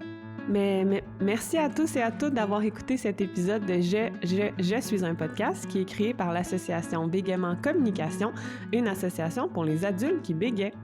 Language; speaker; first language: French; native; French